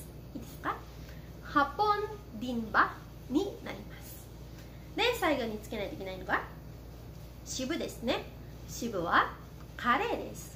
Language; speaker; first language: Japanese; non-native, fluent; Filipino